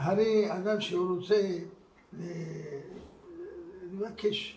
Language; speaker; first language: Hebrew; non-native, fluent; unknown